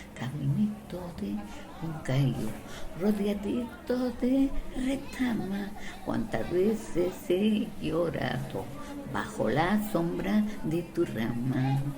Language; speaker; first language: Spanish; non-native, local second language; Quechua